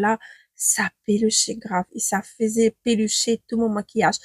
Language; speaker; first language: French; non-native, fluent; Ukrainian